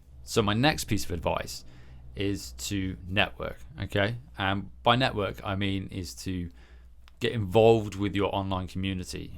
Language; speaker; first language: English; native; English